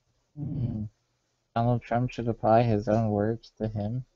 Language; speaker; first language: English; native; English